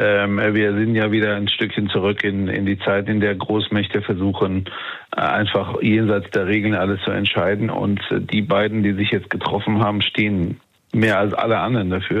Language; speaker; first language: German; native; German